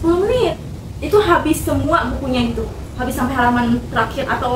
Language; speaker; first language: Indonesian; native; Indonesian